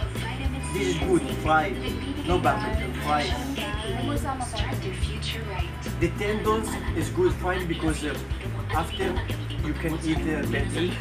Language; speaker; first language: English; non-native, learner; Italian